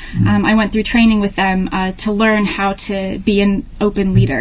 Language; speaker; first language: English; native; English